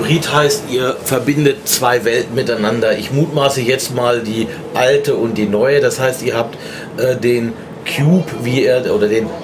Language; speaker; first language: German; native; German